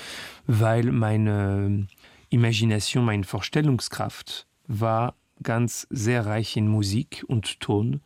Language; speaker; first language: German; non-native, learner; French